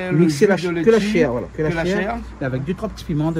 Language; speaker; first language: French; non-native, local second language; Réunion Creole French